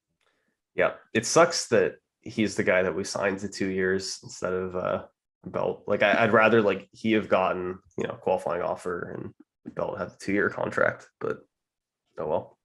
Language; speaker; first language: English; native; English